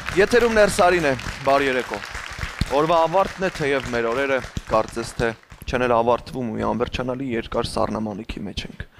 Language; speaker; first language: Armenian; native; Armenian